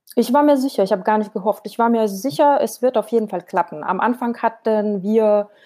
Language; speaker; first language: German; non-native, fluent; Russian